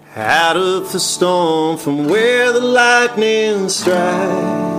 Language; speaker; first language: English; native; English